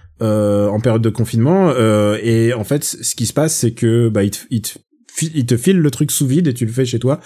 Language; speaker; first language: French; native; French